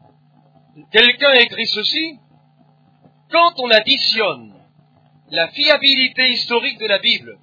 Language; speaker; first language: French; native; French